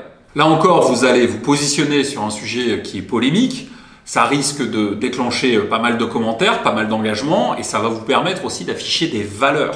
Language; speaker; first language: French; native; French